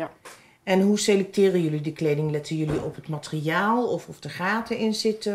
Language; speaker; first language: Dutch; native; Dutch